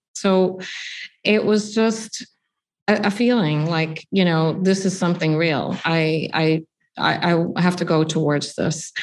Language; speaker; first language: English; non-native, fluent; Swedish